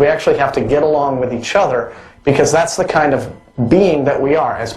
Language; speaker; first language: English; native; English